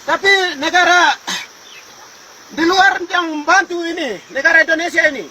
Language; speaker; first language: Indonesian; non-native, local second language; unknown